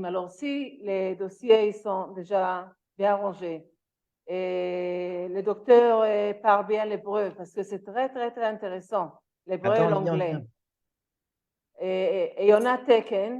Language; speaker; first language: French; non-native, learner; Hebrew